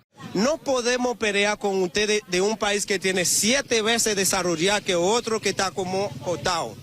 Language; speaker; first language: Spanish; non-native, learner; Haitian Creole